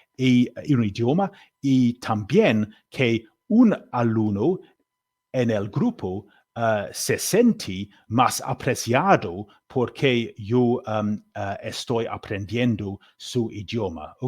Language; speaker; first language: Spanish; non-native, learner; English